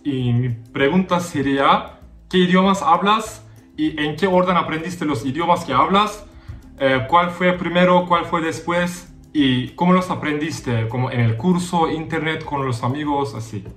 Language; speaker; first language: Spanish; non-native, fluent; Turkish